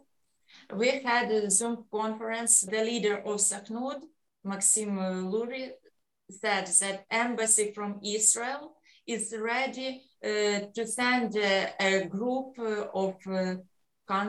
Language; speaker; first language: English; non-native, learner; Ukrainian